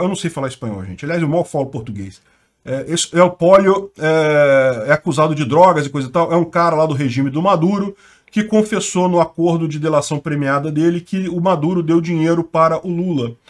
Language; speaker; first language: Portuguese; native; Portuguese